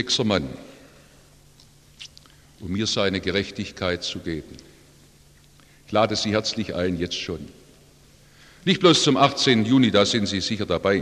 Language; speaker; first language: German; native; German